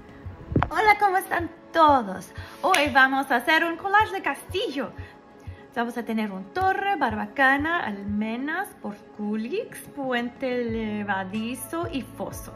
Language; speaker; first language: Spanish; early bilingual, heritage; Spanish